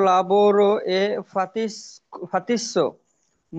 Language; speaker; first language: Italian; non-native, learner; Bangla